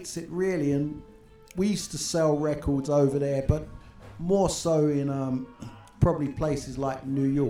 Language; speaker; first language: English; native; English